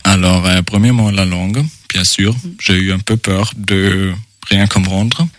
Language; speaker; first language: French; non-native, fluent; German